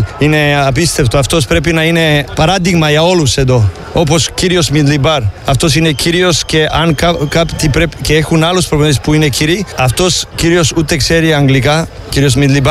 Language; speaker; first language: Greek; non-native, learner; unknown